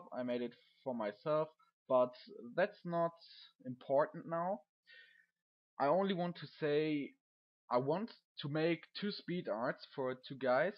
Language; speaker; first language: English; non-native, learner; German